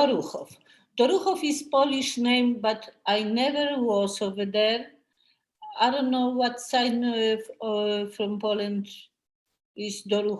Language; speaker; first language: English; non-native, learner; Polish